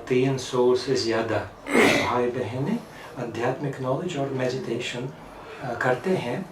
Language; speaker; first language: Hindi; non-native, fluent; Russian